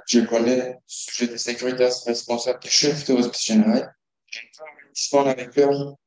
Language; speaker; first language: French; non-native, learner; Kurdish